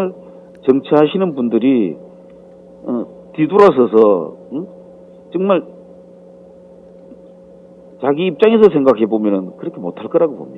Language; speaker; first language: Korean; native; Korean